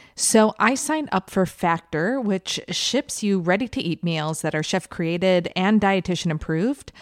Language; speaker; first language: English; early bilingual, other home language; Persian